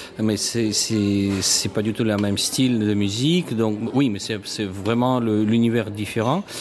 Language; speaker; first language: French; non-native, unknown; Russian